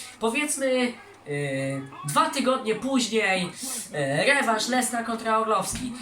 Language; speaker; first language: Polish; native; Polish